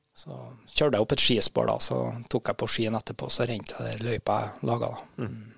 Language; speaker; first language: Norwegian; native; Norwegian